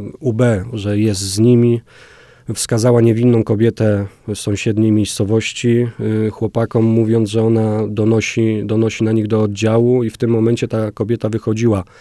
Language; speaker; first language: Polish; native; Polish